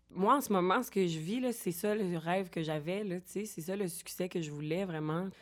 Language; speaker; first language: French; native; French